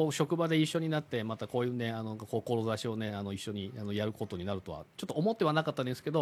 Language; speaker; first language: Japanese; native; Japanese